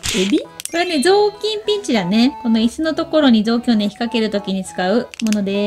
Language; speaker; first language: Japanese; native; Japanese